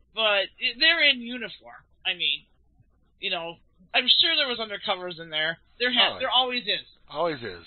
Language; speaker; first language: English; native; English